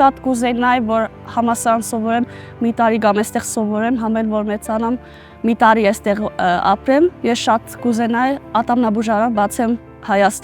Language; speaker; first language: Armenian; non-native, learner; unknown